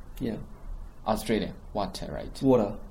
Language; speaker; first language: English; non-native, fluent; Chinese